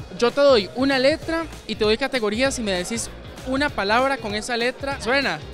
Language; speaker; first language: Spanish; native; Spanish